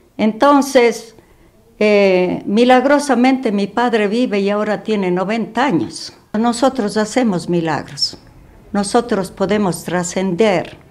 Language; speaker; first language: Spanish; native; Spanish